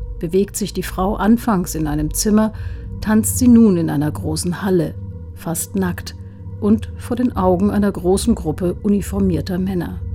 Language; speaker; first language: German; native; German